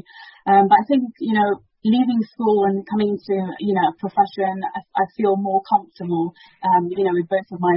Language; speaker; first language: English; early bilingual, other home language; Persian